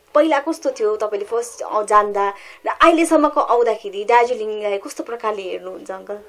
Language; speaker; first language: Nepali; native; Nepali